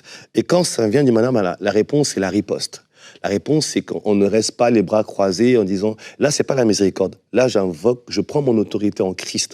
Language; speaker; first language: French; native; French